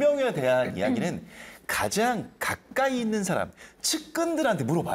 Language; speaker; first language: Korean; native; Korean